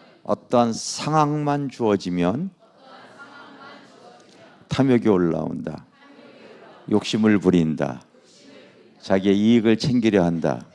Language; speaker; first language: Korean; native; Korean